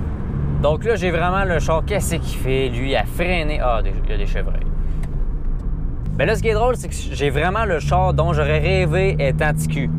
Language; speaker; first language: French; native; French